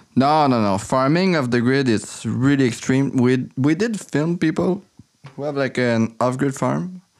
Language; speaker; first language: English; non-native, learner; French